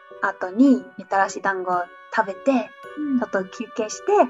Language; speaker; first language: Japanese; non-native, fluent; English